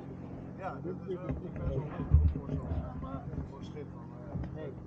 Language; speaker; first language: Dutch; native; Dutch